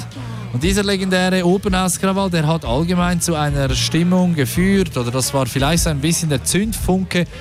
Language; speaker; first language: German; native; German